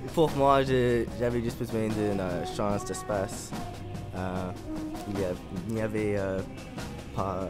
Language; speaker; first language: French; non-native, learner; English